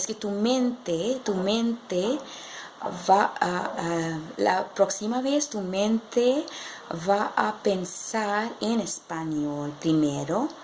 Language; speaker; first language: Spanish; non-native, learner; English